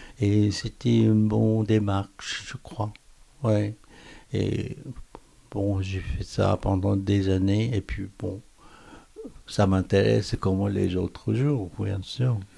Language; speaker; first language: French; non-native, fluent; Korean